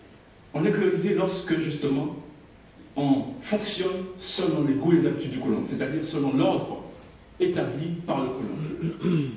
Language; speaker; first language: French; native; French